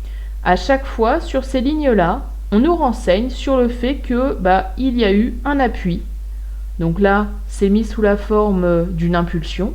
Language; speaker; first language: French; native; French